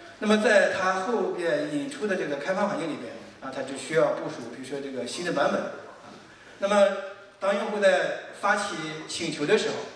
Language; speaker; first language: Chinese; native; Chinese